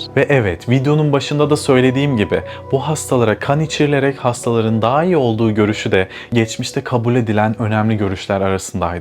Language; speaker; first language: Turkish; native; Turkish